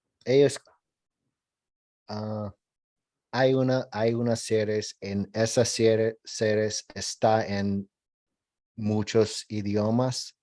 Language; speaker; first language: Spanish; non-native, learner; English